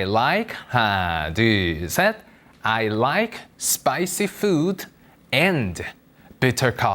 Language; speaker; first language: English; non-native, fluent; Korean